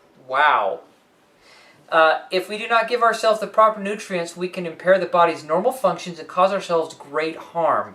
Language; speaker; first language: English; native; English